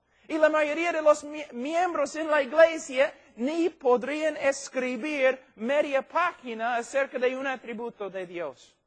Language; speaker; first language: Spanish; non-native, fluent; English